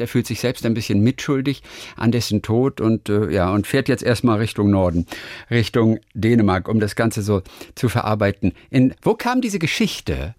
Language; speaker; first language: German; native; German